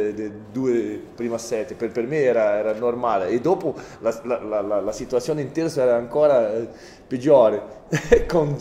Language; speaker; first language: Italian; non-native, fluent; Portuguese